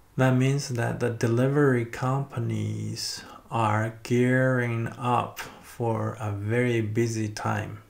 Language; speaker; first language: English; non-native, fluent; Chinese